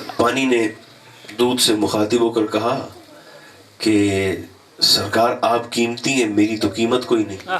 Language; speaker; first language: Urdu; non-native, local second language; Punjabi